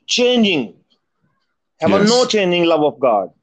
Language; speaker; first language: English; non-native, local second language; Punjabi